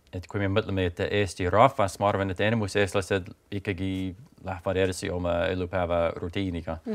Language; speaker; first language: Estonian; non-native, fluent; English